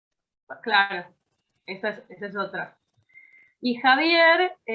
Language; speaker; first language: Spanish; native; Spanish